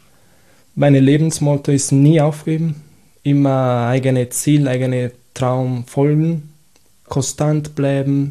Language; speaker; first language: German; non-native, fluent; Italian